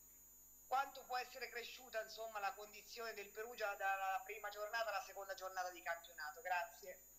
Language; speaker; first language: Italian; native; Italian